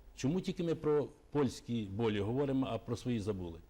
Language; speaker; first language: Ukrainian; native; Ukrainian